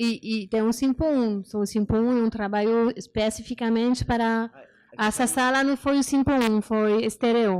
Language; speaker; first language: Portuguese; non-native, learner; French